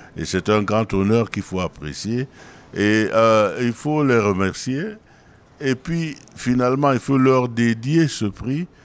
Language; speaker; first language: French; non-native, local second language; Duala